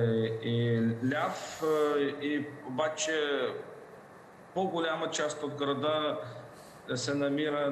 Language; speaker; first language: Bulgarian; non-native, fluent; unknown